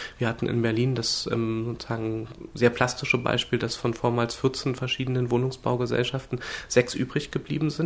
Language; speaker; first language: German; native; German